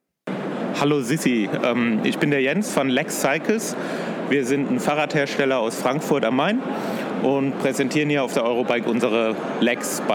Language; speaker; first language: German; native; German